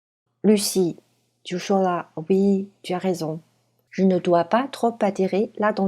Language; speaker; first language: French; non-native, fluent; Chinese